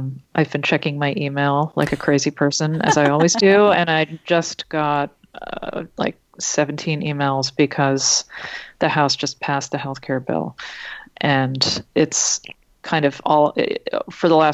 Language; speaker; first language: English; native; English